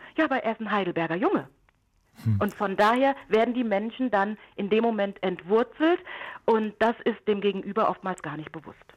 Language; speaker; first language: German; native; German